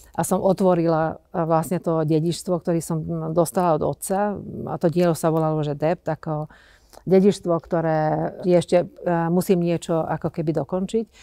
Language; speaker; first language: Slovak; non-native, local second language; Hungarian